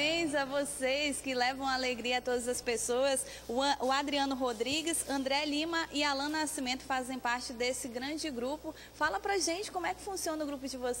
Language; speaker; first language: Portuguese; native; Portuguese